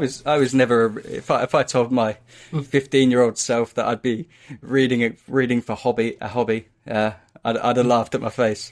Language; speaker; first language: English; native; English